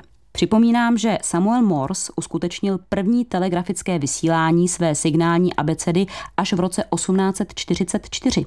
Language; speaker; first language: Czech; native; Czech